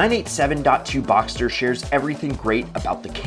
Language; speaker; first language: English; native; English